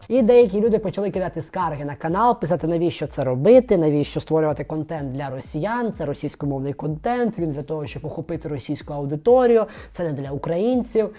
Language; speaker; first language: Ukrainian; non-native, local second language; Russian